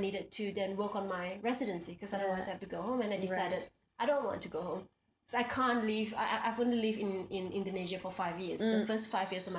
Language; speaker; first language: English; non-native, local second language; Indonesian